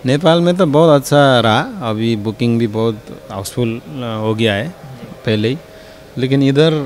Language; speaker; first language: Hindi; non-native, learner; Nepali